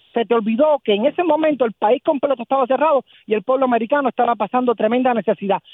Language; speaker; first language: Spanish; native; Spanish